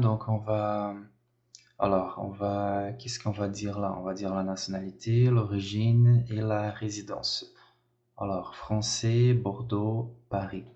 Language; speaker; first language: French; non-native, fluent; Portuguese